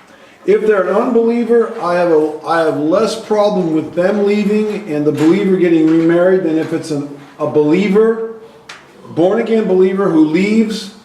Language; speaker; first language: English; native; English